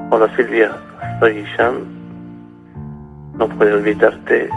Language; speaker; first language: Spanish; non-native, learner; Arabic